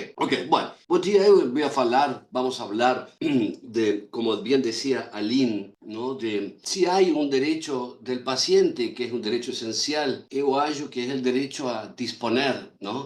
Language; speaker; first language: Spanish; native; Spanish